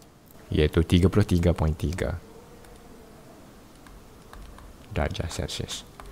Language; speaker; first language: Malay; native; Malay